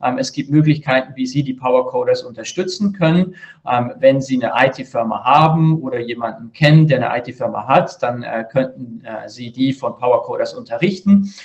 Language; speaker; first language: German; native; German